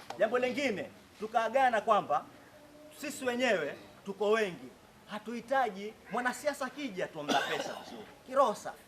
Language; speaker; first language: Swahili; non-native, local second language; Giryama